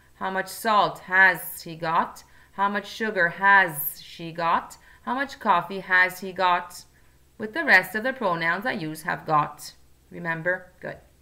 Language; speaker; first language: English; non-native, fluent; Italian